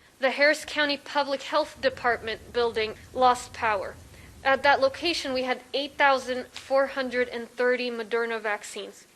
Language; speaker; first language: English; native; English